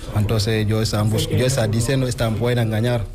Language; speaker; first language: Spanish; non-native, learner; Wolof